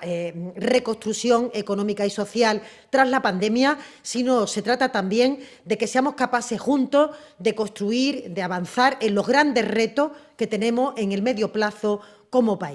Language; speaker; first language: Spanish; native; Spanish